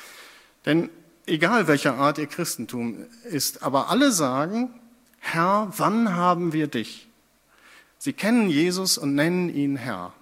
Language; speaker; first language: German; native; German